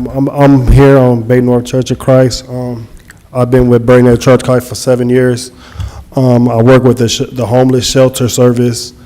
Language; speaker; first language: English; native; English